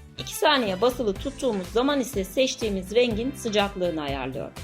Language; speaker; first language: Turkish; native; Turkish